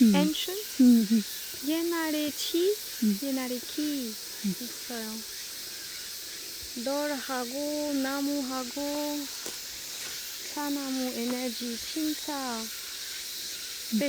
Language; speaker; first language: Korean; non-native, learner; French